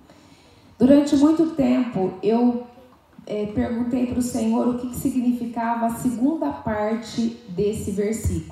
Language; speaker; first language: Portuguese; native; Portuguese